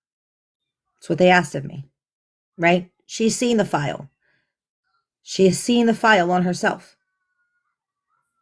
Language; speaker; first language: English; native; English